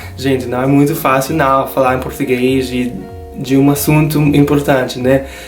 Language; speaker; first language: Portuguese; non-native, learner; English